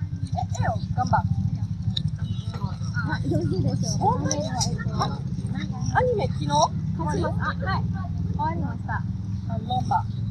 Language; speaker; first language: Japanese; non-native, learner; Indonesian